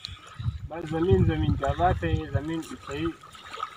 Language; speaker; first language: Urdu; non-native, local second language; Pashto